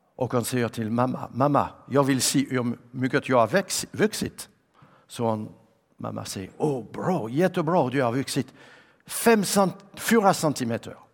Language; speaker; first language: Swedish; non-native, fluent; French